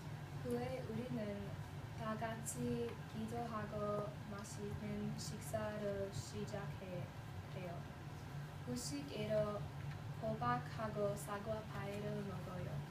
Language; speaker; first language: Korean; non-native, learner; English